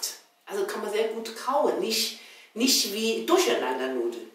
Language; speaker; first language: German; non-native, learner; Chinese